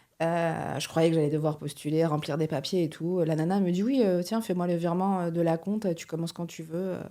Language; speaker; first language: French; early bilingual, other home language; Portuguese